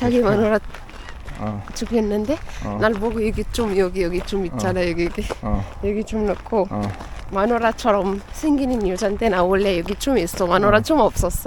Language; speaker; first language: Korean; non-native, learner; Arabic